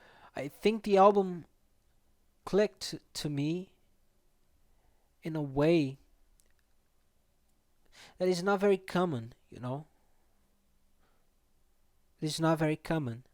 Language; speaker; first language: English; non-native, fluent; Portuguese